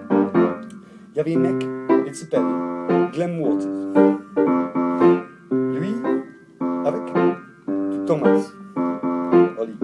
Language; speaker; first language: French; non-native, learner; English